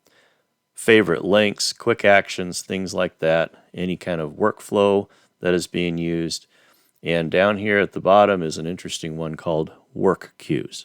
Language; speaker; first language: English; native; English